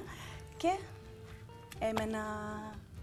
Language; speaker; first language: Greek; non-native, fluent; Dutch